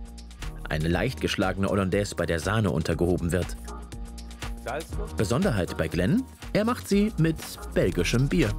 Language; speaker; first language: German; native; German